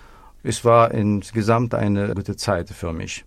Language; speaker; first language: German; non-native, fluent; Arabic